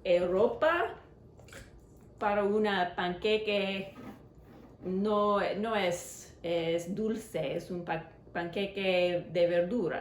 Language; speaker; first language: Spanish; non-native, learner; English